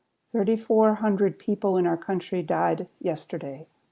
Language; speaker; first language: English; native; English